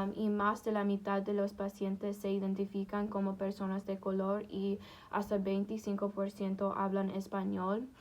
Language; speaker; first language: Spanish; non-native, fluent; English